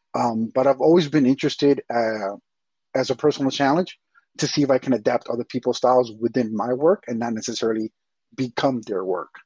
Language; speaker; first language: English; early bilingual, other home language; Spanish